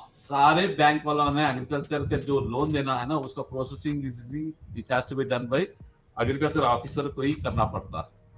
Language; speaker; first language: Hindi; non-native, local second language; Kannada